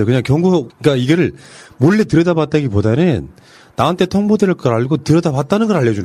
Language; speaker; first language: Korean; native; Korean